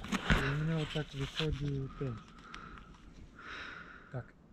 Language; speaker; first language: Polish; non-native, learner; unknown